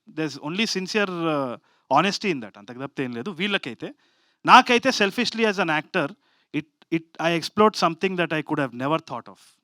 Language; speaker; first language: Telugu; native; Telugu